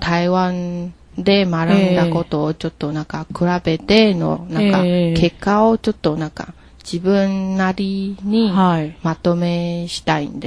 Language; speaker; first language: Japanese; non-native, learner; Chinese